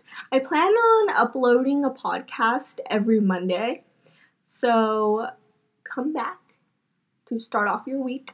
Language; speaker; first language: English; native; English